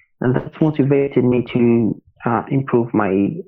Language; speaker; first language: English; non-native, fluent; Arabic